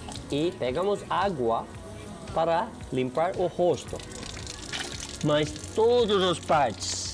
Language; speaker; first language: Portuguese; non-native, learner; Turkish